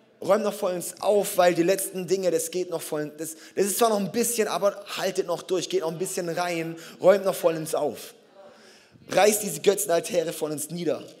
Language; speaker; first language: German; native; German